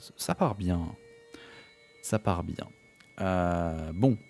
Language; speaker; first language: French; native; French